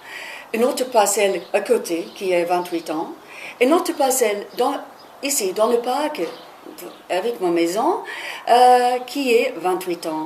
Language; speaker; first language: French; non-native, fluent; English